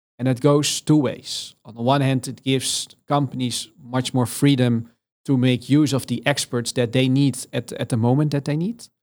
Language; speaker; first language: English; non-native, fluent; Dutch